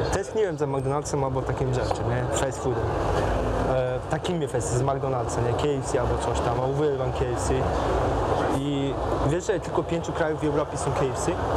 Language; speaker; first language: Polish; non-native, fluent; Mongolian